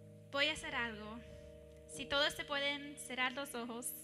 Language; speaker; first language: Spanish; early bilingual, heritage; English